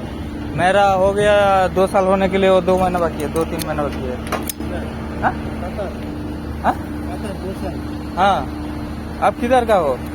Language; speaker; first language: Hindi; non-native, local second language; Bangla